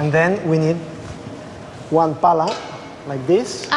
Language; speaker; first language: English; non-native, learner; Spanish